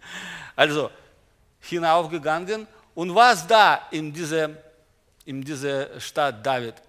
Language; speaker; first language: German; non-native, learner; Russian